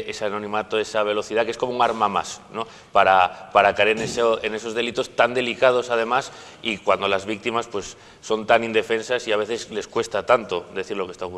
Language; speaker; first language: Spanish; native; Spanish